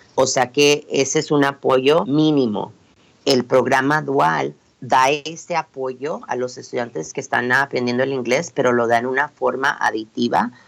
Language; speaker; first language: Spanish; early bilingual, heritage; Spanish